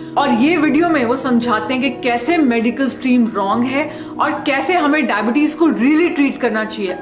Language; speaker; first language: Hindi; native; Hindi